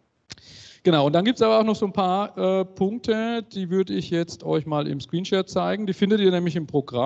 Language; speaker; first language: German; native; German